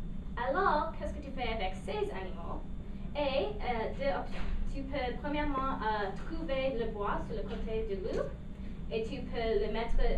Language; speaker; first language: French; non-native, learner; English